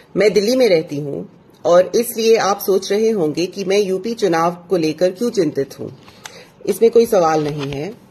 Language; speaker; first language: Hindi; non-native, local second language; English